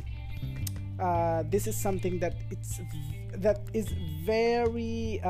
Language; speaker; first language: English; non-native, local second language; Filipino